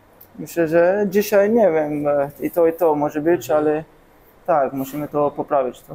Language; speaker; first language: Polish; non-native, learner; English